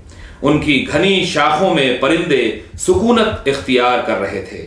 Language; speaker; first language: Urdu; native; Urdu